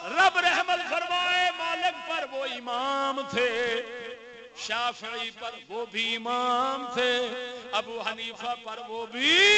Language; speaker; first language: Urdu; non-native, local second language; Saraiki